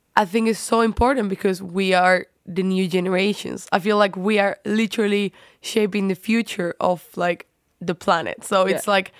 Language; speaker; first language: English; non-native, fluent; Spanish